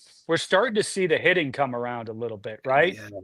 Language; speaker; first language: English; native; English